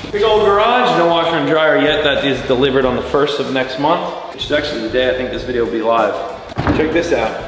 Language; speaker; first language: English; native; English